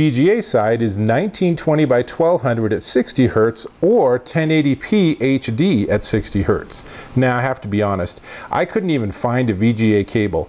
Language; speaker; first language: English; native; English